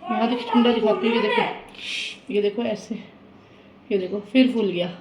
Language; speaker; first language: Hindi; non-native, local second language; Punjabi